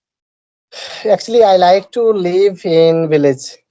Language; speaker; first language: English; non-native, learner; Bangla